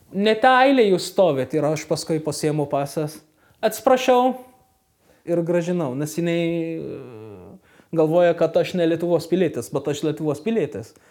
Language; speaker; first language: Lithuanian; non-native, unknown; Arabic